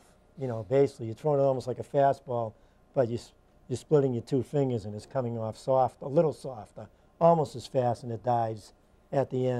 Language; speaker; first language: English; native; English